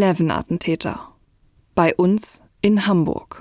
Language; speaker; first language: German; native; German